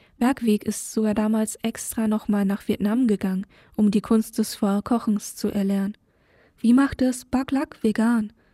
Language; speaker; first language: German; early bilingual, other home language; Vietnamese